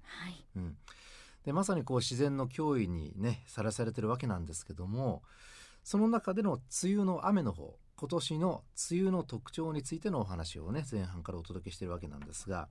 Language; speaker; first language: Japanese; native; Japanese